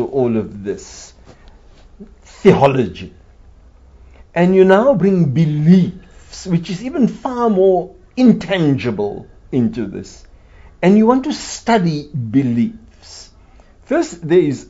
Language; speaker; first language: English; non-native, local second language; Afrikaans